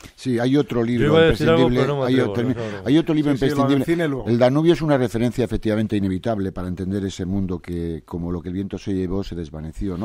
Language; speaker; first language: Spanish; native; Spanish